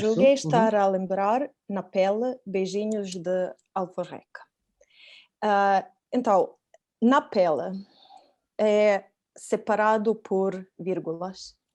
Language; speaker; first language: Portuguese; non-native, fluent; Croatian